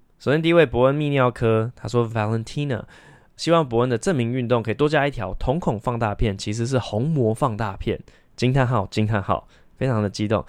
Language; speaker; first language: Chinese; native; Chinese